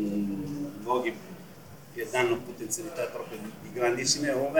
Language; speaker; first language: Italian; native; Italian